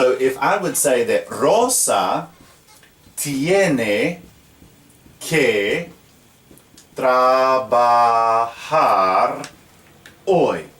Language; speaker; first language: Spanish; non-native, fluent; English